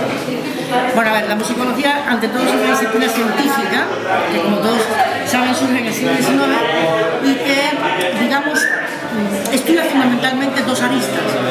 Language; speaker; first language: Spanish; native; Spanish